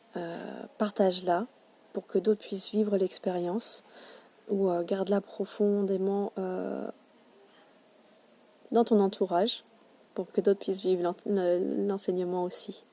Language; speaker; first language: French; native; French